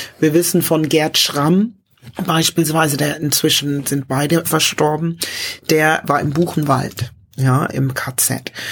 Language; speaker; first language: German; early bilingual, other home language; English